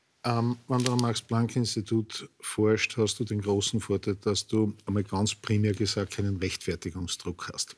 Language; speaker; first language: German; native; German